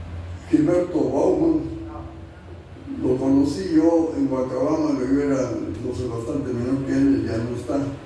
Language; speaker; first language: Spanish; native; Spanish